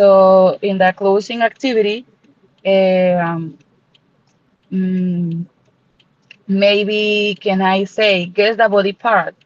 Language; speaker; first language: English; non-native, learner; Spanish